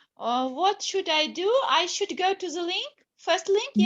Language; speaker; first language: English; non-native, learner; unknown